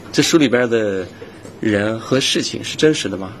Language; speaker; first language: Chinese; non-native, fluent; English